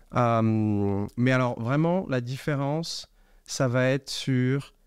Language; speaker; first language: French; native; French